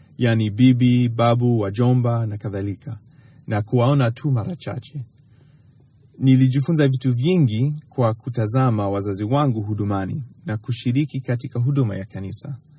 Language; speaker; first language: Swahili; early bilingual, other home language; English